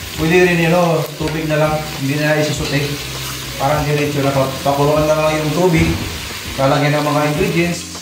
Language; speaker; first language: Filipino; non-native, local second language; Cebuano